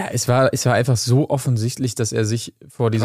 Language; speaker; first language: German; native; German